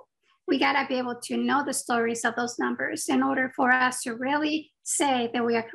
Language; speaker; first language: English; non-native, fluent; Spanish